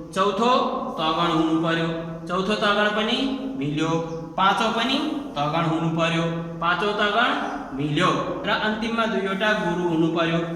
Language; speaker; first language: Nepali; native; Nepali